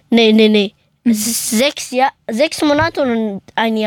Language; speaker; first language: German; early bilingual, other home language; Persian